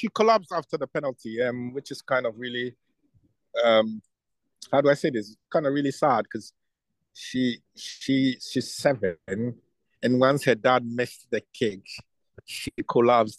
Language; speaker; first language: English; non-native, local second language; Akan